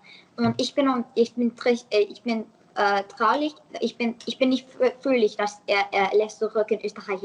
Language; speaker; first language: German; non-native, learner; English